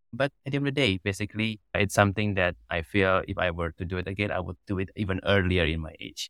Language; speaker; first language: English; non-native, fluent; Indonesian